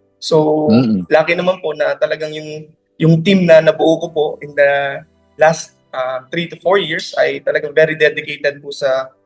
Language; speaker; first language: Filipino; native; Filipino